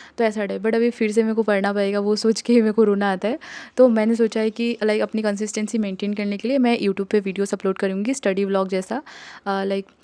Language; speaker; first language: Hindi; non-native, local second language; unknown